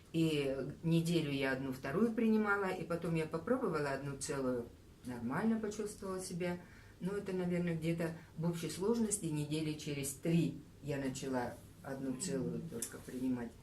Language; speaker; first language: Russian; native; Russian